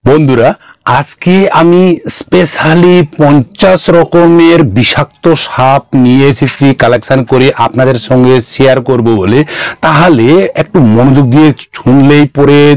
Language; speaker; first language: Bangla; non-native, local second language; Kok Borok